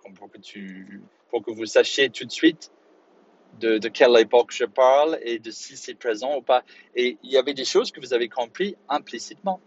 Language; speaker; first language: French; non-native, fluent; English